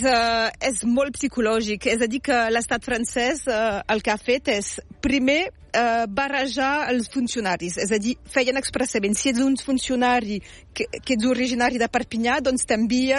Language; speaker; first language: Catalan; native; Catalan